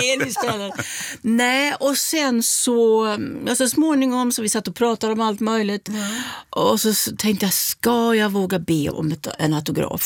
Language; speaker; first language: Swedish; native; Swedish